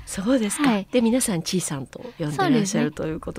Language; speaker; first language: Japanese; native; Japanese